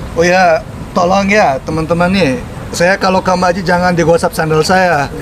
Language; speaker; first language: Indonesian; non-native, fluent; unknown